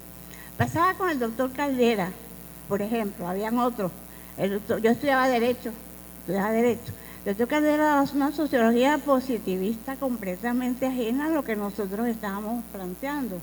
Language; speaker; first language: Spanish; native; Spanish